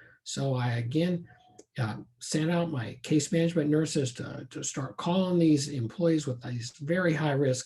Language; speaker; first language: English; native; English